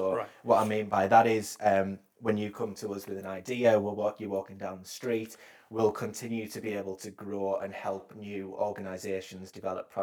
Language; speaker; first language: English; native; English